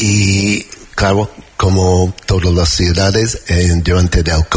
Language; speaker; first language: Spanish; non-native, learner; English